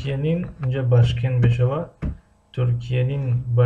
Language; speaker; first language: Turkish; non-native, fluent; Tajik